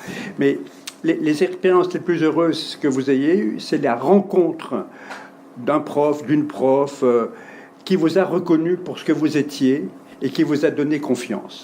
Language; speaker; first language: French; native; French